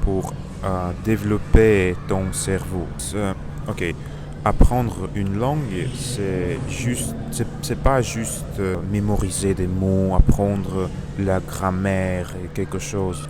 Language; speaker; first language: French; non-native, learner; Russian